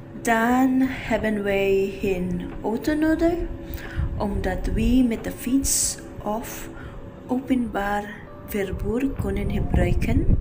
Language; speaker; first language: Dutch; non-native, learner; Filipino